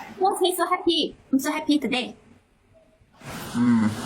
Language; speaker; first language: English; non-native, learner; Thai